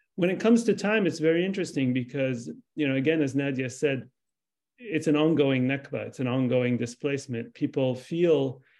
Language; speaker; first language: English; early bilingual, other home language; Arabic